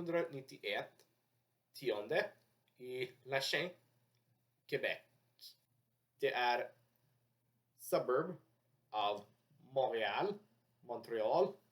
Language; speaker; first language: Swedish; non-native, learner; English